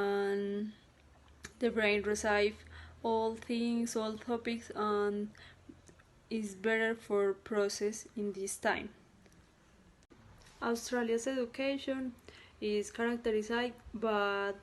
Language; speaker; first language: English; non-native, learner; Spanish